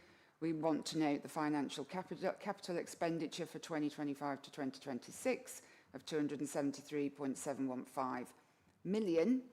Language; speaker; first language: English; native; English